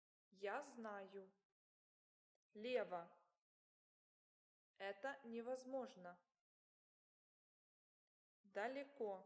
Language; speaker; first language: Russian; non-native, learner; English